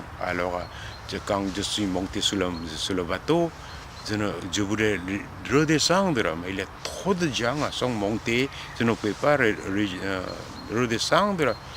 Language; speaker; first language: French; non-native, learner; Korean